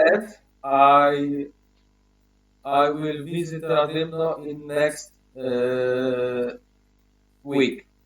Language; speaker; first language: English; non-native, learner; Polish